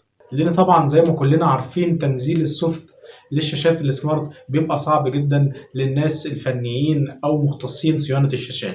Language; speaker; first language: Arabic; native; Arabic